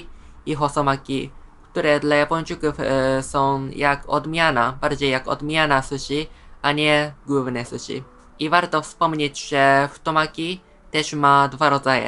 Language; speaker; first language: Polish; non-native, fluent; Japanese